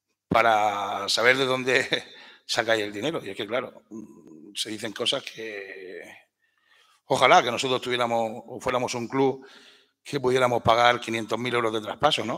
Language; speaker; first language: Spanish; native; Spanish